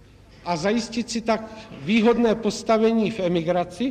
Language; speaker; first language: Czech; native; Czech